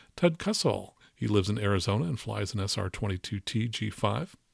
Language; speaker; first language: English; native; English